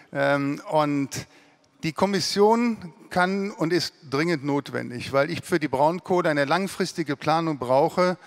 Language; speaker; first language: German; native; German